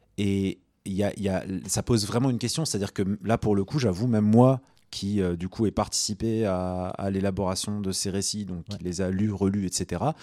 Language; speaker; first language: French; early bilingual, other home language; Arabic